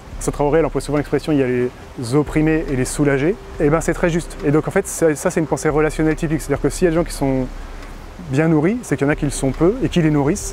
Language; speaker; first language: French; native; French